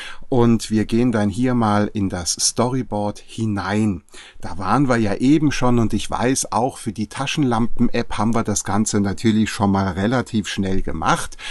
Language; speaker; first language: German; native; German